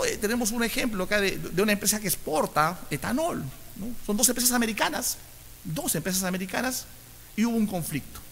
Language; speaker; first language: Spanish; native; Spanish